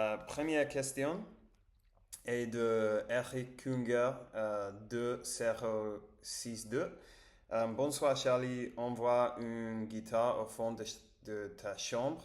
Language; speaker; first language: French; non-native, learner; Spanish